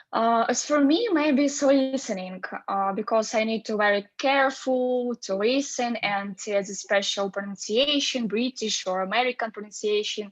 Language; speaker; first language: English; non-native, fluent; Russian